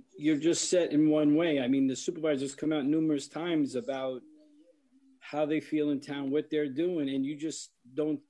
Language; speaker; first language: English; native; English